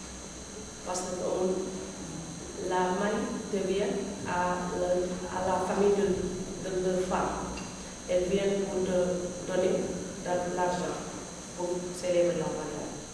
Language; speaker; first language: French; non-native, learner; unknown